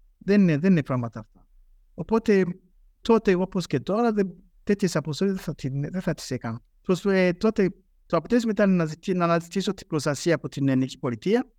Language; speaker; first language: Greek; non-native, fluent; Rundi